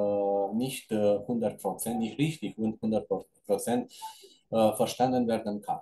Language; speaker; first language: German; non-native, fluent; Romanian